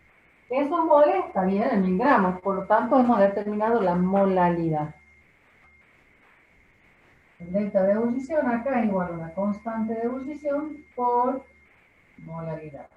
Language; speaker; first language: Spanish; native; Spanish